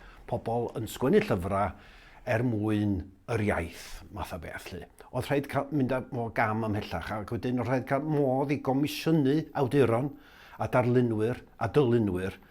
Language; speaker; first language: Welsh; native; Welsh